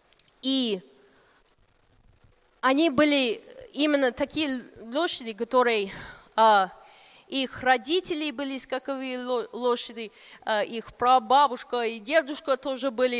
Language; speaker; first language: Russian; non-native, fluent; English